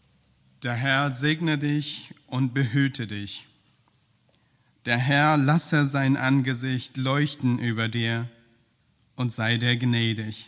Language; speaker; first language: German; non-native, fluent; Persian